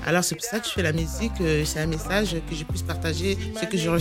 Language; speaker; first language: French; non-native, local second language; Lingala